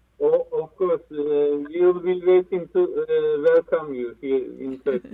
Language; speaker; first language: English; non-native, learner; Turkish